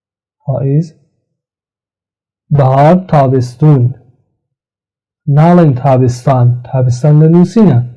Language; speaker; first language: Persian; non-native, fluent; Central Kurdish